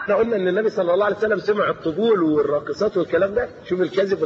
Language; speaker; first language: Arabic; native; Arabic